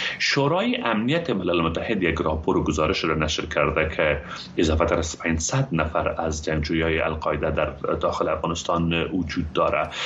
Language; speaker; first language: Persian; native; Persian